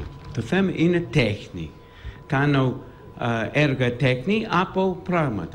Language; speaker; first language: Greek; non-native, learner; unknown